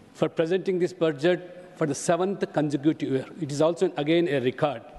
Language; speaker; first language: Hindi; non-native, local second language; Telugu